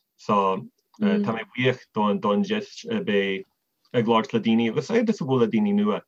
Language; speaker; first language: Irish; non-native, fluent; English